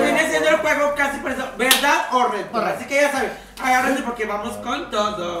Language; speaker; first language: Spanish; native; Spanish